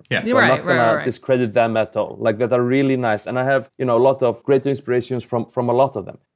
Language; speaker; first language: English; non-native, fluent; Icelandic